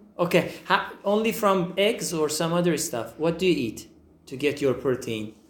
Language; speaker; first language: English; non-native, fluent; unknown